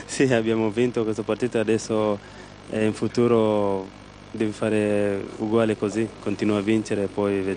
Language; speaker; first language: Italian; non-native, learner; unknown